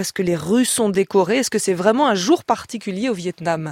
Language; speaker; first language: French; native; French